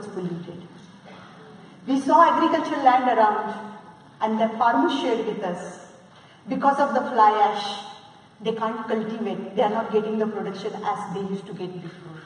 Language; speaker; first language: English; non-native, local second language; Marathi